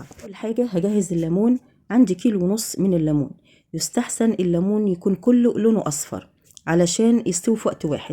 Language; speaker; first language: Arabic; native; Arabic